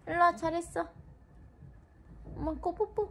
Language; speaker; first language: Korean; native; Korean